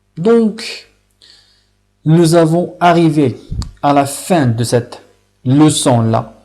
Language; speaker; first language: French; non-native, local second language; Arabic